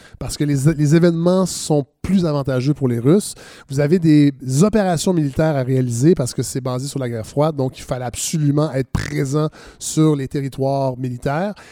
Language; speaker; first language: French; native; French